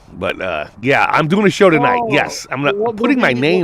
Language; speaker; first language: English; native; English